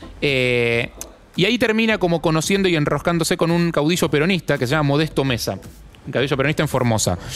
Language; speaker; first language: Spanish; native; Spanish